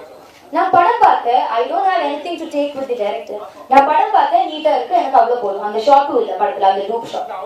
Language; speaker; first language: Tamil; non-native, learner; Malayalam